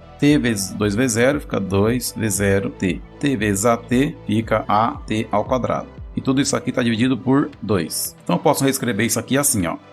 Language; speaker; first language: Portuguese; native; Portuguese